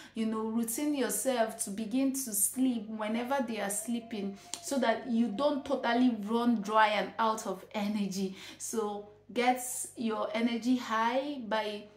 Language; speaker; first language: English; non-native, local second language; Igbo